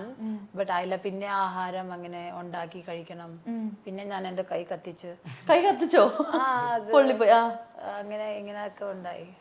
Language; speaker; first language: Malayalam; non-native, learner; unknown